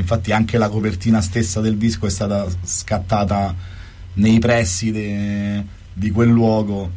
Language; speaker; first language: Italian; native; Italian